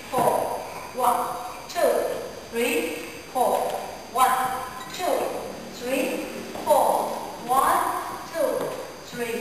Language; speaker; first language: English; non-native, learner; Chinese